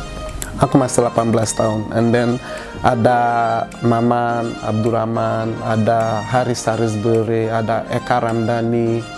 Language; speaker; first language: Indonesian; non-native, fluent; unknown